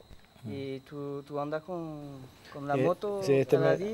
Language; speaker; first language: Spanish; non-native, fluent; French